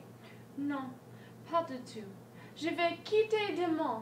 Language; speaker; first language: French; non-native, learner; English